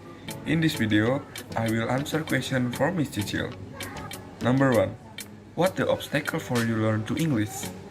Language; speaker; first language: English; non-native, learner; Indonesian